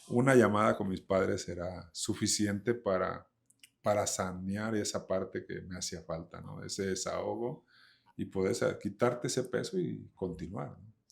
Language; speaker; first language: Spanish; native; Spanish